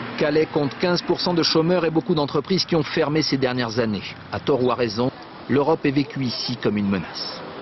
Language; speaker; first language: French; native; French